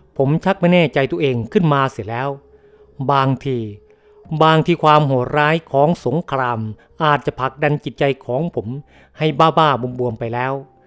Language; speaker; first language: Thai; native; Thai